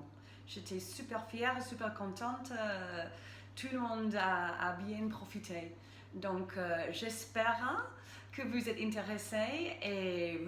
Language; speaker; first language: French; non-native, fluent; English